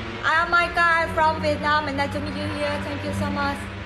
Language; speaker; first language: English; non-native, learner; Vietnamese